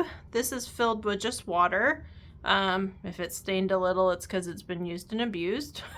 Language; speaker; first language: English; native; English